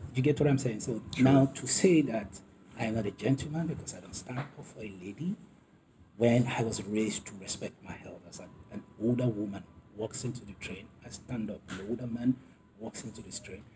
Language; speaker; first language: English; non-native, local second language; Yoruba